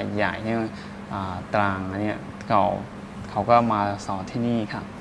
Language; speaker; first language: Thai; non-native, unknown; Chinese